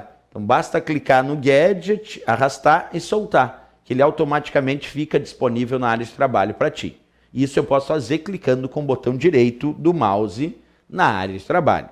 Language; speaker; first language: Portuguese; native; Portuguese